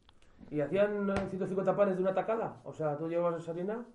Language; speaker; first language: Spanish; native; Spanish